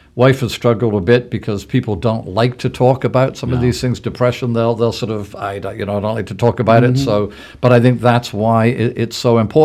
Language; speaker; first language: English; native; English